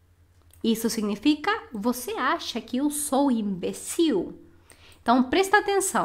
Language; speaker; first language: Portuguese; non-native, fluent; Spanish